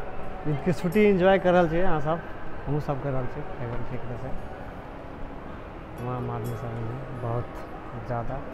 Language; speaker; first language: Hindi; non-native, local second language; Maithili